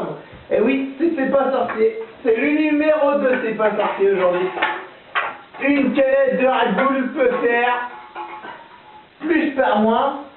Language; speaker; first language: French; native; French